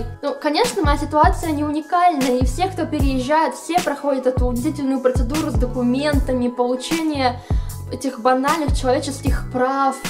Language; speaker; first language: Russian; native; Russian